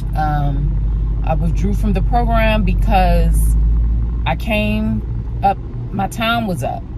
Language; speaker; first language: English; native; English